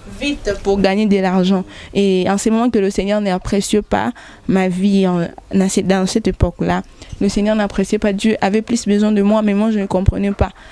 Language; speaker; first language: French; non-native, local second language; Lingala